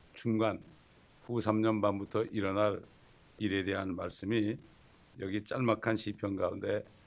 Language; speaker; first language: Korean; native; Korean